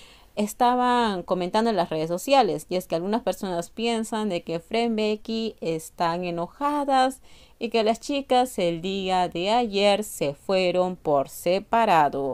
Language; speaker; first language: Spanish; native; Spanish